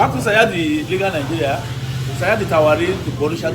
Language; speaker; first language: Indonesian; non-native, fluent; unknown